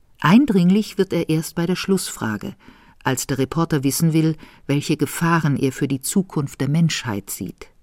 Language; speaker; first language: German; native; German